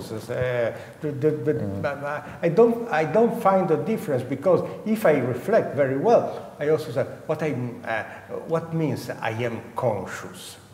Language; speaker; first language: English; non-native, fluent; Italian